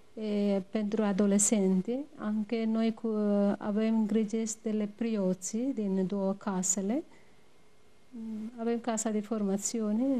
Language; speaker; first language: Romanian; non-native, learner; Tamil